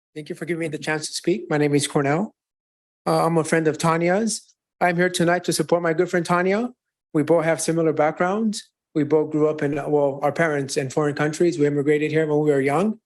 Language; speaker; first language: English; non-native, fluent; Romanian